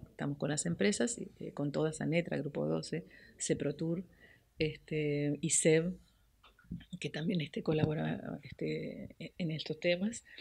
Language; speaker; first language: Spanish; native; Spanish